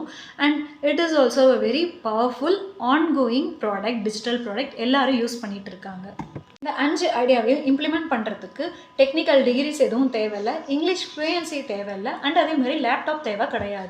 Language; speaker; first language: Tamil; native; Tamil